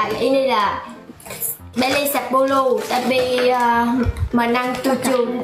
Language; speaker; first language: Indonesian; non-native, learner; Vietnamese